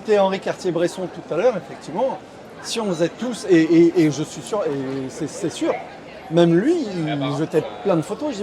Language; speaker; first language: French; native; French